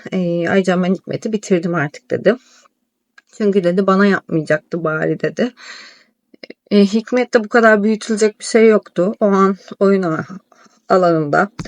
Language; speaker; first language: Turkish; native; Turkish